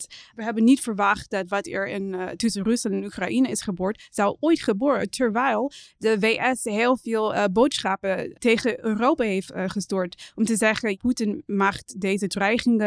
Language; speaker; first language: Dutch; non-native, fluent; English